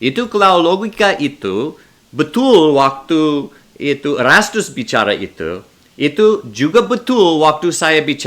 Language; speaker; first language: Indonesian; non-native, learner; English